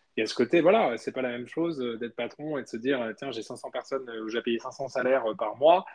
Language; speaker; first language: French; early bilingual, other home language; Spanish